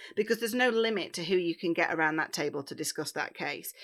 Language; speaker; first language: English; native; English